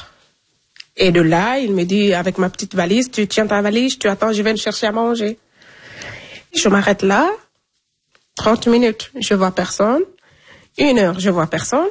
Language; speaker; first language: French; non-native, fluent; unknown